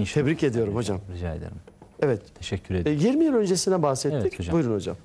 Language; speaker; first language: Turkish; native; Turkish